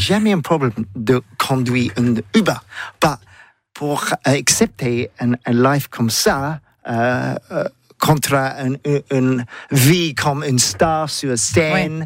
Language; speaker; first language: French; non-native, learner; English